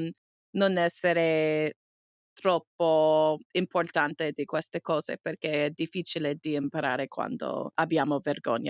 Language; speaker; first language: Italian; non-native, learner; English